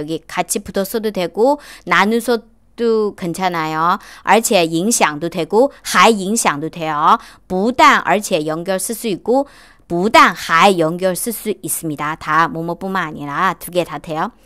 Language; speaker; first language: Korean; non-native, fluent; Chinese